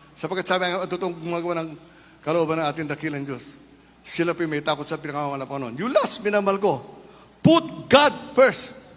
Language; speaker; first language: Filipino; non-native, local second language; Iloko